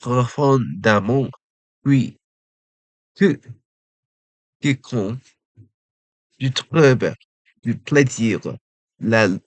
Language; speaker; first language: French; non-native, learner; Japanese